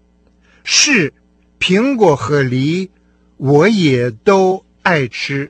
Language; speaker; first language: Chinese; non-native, learner; Russian